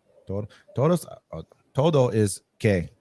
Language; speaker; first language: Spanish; non-native, learner; English